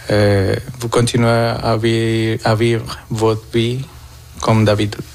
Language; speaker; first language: French; non-native, fluent; Spanish